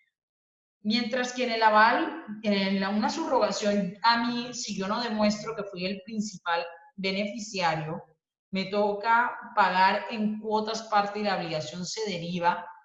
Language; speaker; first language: Spanish; native; Spanish